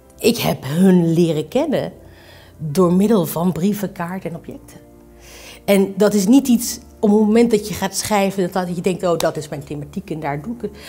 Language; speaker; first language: Dutch; early bilingual, other home language; Spanish